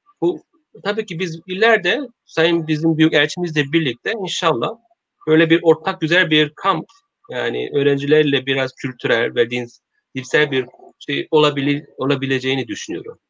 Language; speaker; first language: Turkish; non-native, learner; Korean